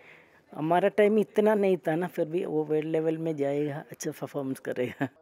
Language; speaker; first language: Hindi; non-native, local second language; Malayalam